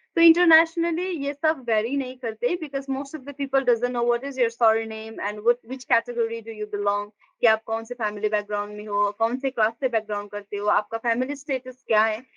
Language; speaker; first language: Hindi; non-native, local second language; Nepali